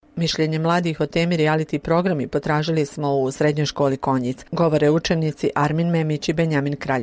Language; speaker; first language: Croatian; native; Croatian